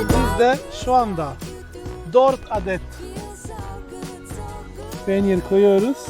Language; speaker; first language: Turkish; non-native, learner; Italian